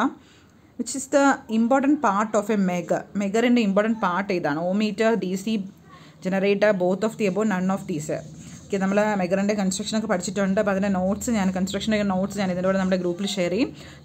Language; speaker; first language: English; non-native, local second language; Malayalam